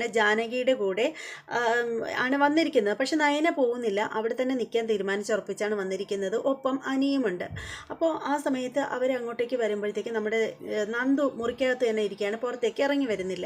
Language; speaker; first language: Malayalam; native; Malayalam